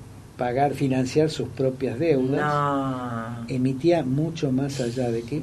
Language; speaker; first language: Spanish; native; Spanish